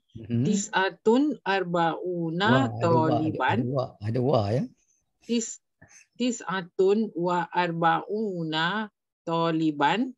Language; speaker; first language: Arabic; non-native, learner; Malay